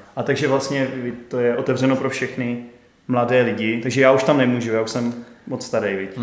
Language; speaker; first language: Czech; native; Czech